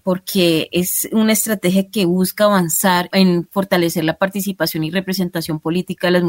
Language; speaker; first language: Spanish; native; Spanish